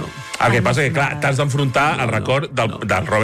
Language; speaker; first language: Catalan; native; Catalan